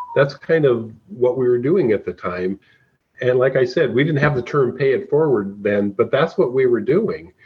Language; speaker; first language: English; native; English